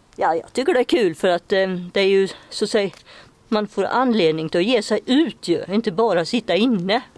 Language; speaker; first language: Swedish; native; Swedish